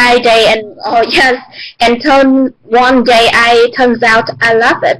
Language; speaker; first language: English; non-native, learner; Vietnamese